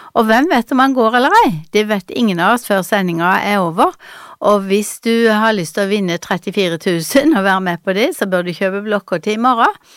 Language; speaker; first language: Norwegian; native; Norwegian